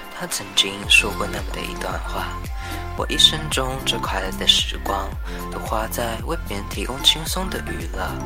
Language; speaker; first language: Chinese; non-native, local second language; Cantonese